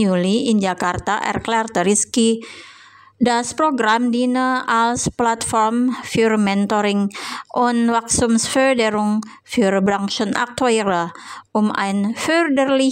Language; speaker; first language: German; non-native, fluent; Indonesian